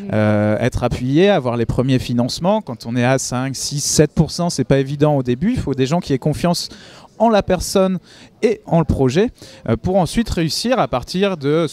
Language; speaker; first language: French; native; French